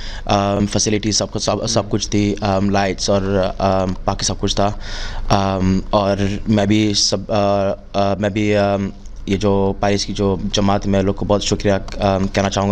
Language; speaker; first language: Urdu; early bilingual, heritage; Urdu